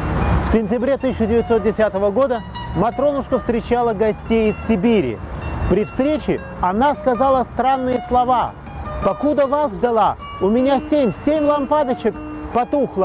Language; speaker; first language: Russian; native; Russian